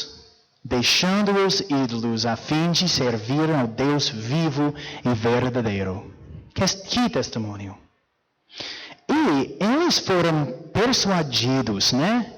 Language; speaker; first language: Portuguese; non-native, fluent; English